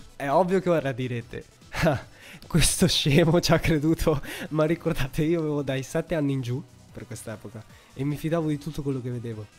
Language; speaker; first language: Italian; early bilingual, heritage; Italian